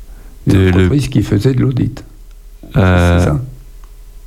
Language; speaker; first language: French; native; French